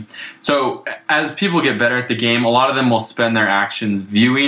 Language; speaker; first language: English; native; English